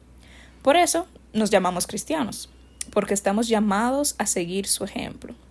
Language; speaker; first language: Spanish; native; Spanish